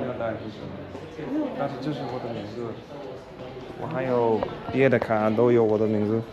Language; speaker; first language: Chinese; non-native, learner; English